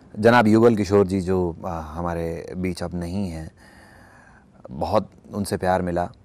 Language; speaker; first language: Hindi; native; Hindi